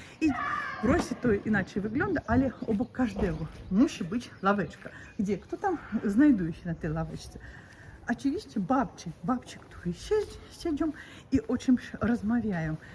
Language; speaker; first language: Polish; non-native, learner; Russian